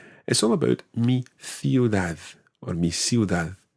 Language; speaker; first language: Spanish; non-native, fluent; English